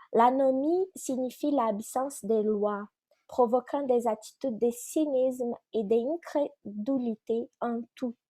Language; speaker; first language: French; non-native, fluent; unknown